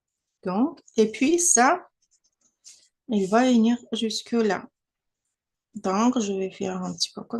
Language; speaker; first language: French; non-native, fluent; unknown